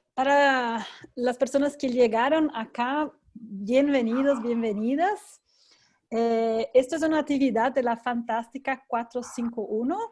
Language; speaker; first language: Spanish; non-native, fluent; Portuguese